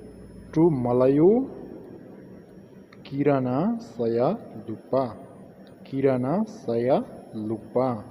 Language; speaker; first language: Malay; non-native, learner; Nepali